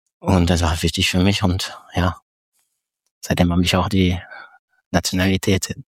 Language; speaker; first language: German; non-native, fluent; French